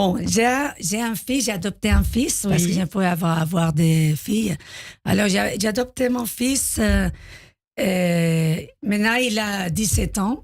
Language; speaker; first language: French; non-native, learner; Spanish